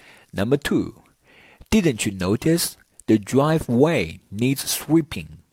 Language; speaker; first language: English; non-native, fluent; Chinese